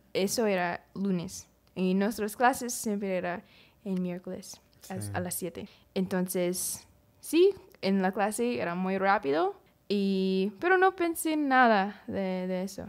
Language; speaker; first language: Spanish; non-native, learner; English